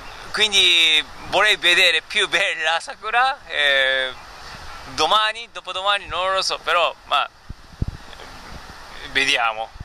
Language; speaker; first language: Italian; non-native, learner; Japanese